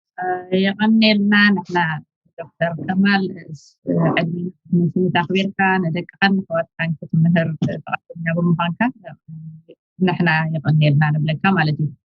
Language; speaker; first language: Tigrinya; native; Tigrinya